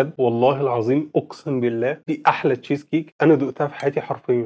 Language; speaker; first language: Arabic; native; Arabic